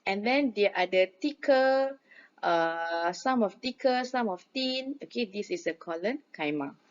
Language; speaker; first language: English; non-native, local second language; Malay